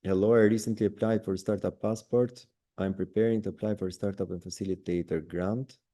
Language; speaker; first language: English; non-native, fluent; Albanian